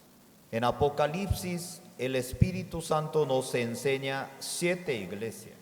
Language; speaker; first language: Spanish; non-native, fluent; Korean